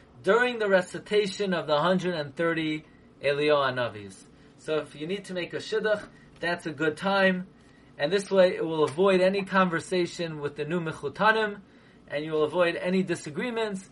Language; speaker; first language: English; native; English